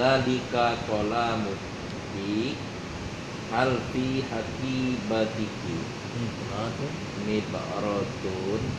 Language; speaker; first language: Arabic; non-native, learner; Indonesian